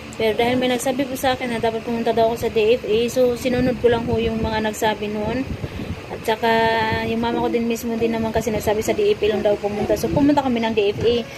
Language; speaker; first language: Filipino; non-native, local second language; Cebuano